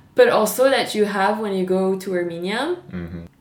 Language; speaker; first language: English; non-native, fluent; French